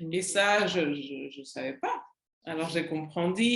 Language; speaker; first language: French; non-native, learner; Spanish